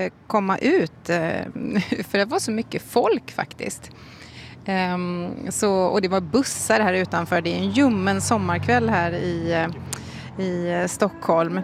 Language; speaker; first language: Swedish; native; Swedish